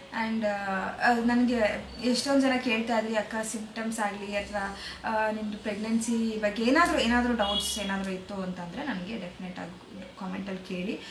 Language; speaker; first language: Kannada; non-native, local second language; Malayalam